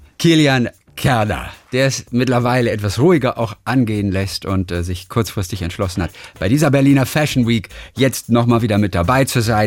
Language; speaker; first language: German; native; German